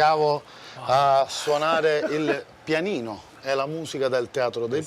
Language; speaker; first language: Italian; native; Italian